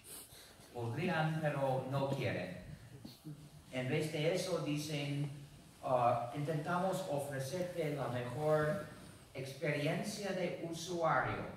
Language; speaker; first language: Spanish; non-native, fluent; English